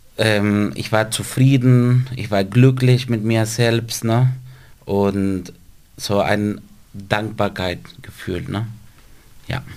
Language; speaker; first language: German; non-native, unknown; Spanish